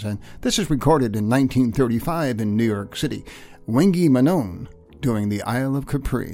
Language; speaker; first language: English; native; English